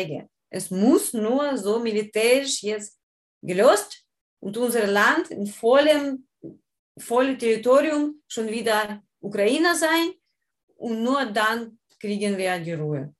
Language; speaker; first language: German; non-native, learner; Ukrainian